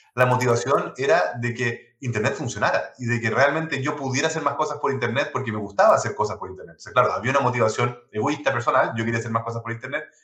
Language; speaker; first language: Spanish; non-native, local second language; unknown